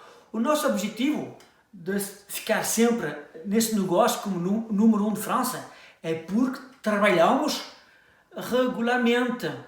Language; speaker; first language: Portuguese; early bilingual, heritage; French